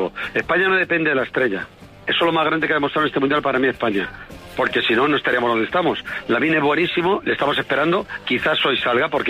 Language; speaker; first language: Spanish; native; Spanish